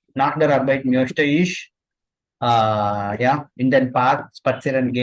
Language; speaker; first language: German; non-native, fluent; Tamil